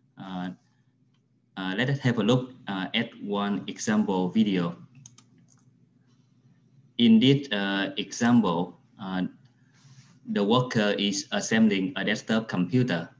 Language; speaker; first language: English; non-native, fluent; Vietnamese